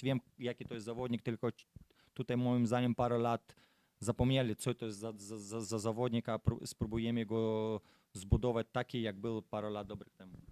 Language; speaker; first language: Polish; non-native, fluent; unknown